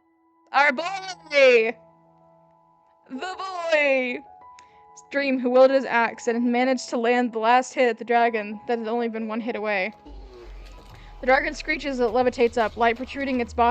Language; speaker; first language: English; native; English